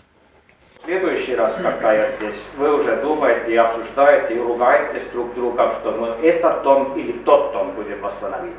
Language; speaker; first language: Russian; native; Russian